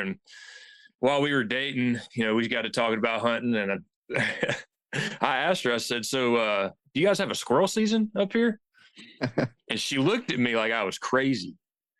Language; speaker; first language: English; native; English